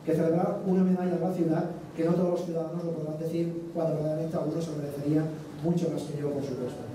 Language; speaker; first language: Spanish; non-native, local second language; Catalan